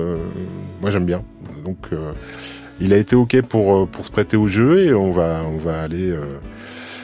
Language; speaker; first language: French; native; French